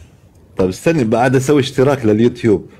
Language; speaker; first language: Arabic; native; Arabic